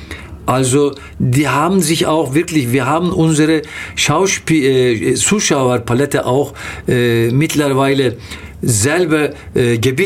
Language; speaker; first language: German; non-native, fluent; Turkish